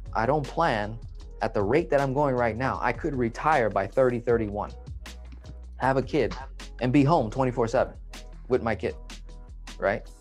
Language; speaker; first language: English; native; English